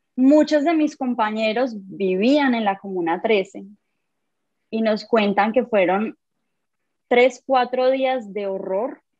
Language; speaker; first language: Spanish; native; Spanish